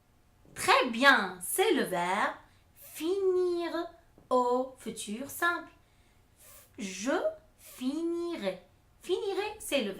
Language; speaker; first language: French; non-native, fluent; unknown